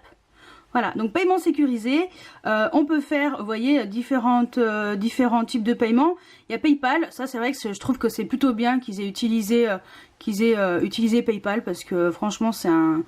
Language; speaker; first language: French; native; French